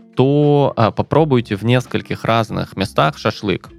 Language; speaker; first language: Russian; native; Russian